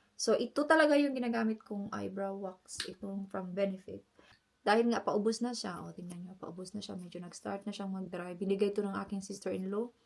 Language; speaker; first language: Filipino; non-native, local second language; Cebuano